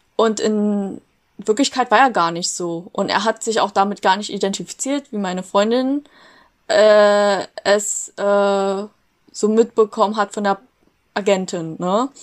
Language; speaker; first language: German; native; German